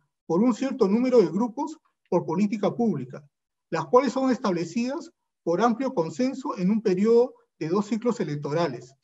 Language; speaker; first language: Spanish; native; Spanish